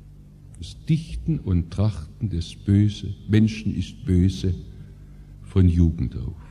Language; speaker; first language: German; native; German